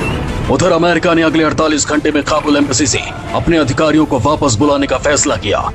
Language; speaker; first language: Hindi; native; Hindi